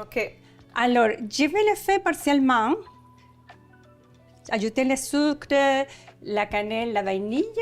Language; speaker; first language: French; non-native, learner; Spanish